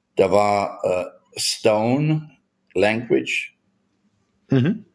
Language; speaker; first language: German; native; German